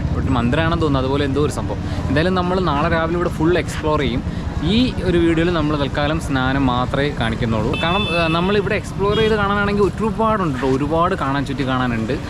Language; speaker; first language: Malayalam; native; Malayalam